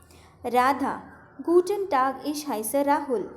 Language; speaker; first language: German; non-native, fluent; Marathi